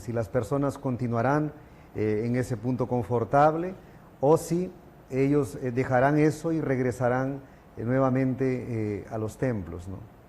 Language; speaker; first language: Spanish; non-native, fluent; Portuguese